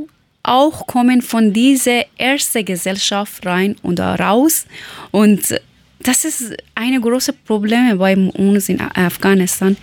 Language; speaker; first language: German; non-native, learner; Persian